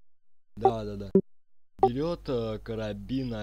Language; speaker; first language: Russian; native; Russian